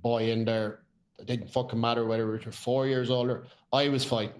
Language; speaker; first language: English; native; English